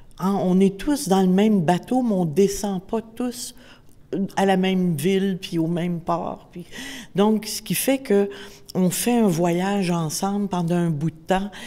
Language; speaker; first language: French; native; French